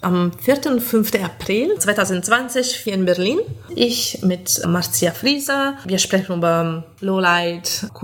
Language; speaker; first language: German; non-native, fluent; Italian